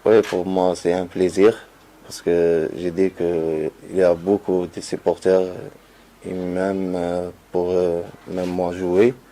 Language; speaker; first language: French; non-native, learner; Arabic